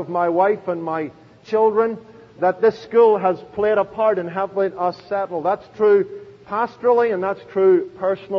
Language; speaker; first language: English; native; English